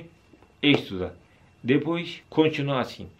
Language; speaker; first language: Portuguese; non-native, learner; Turkish